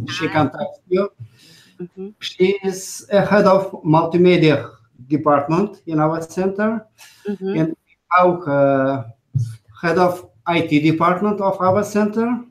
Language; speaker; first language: English; non-native, fluent; Uzbek